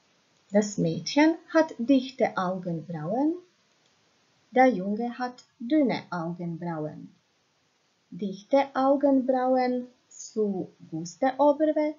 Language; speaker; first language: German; non-native, fluent; Croatian